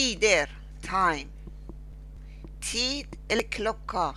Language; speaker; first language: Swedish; non-native, learner; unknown